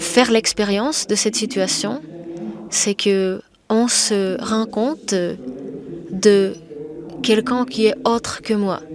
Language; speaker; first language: French; non-native, fluent; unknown